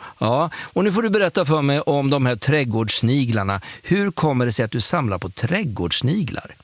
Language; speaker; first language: Swedish; native; Swedish